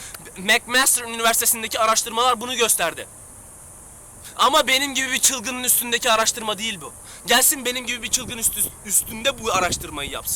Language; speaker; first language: Turkish; native; Turkish